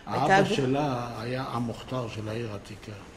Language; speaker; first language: Hebrew; non-native, local second language; Yiddish